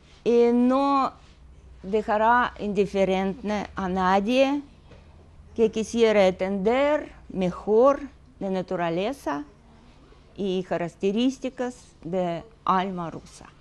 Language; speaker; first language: Spanish; non-native, fluent; Russian